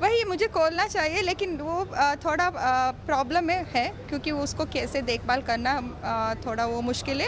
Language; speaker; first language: Hindi; early bilingual, heritage; Hindi